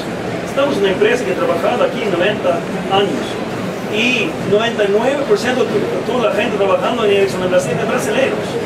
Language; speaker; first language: Spanish; non-native, fluent; Swedish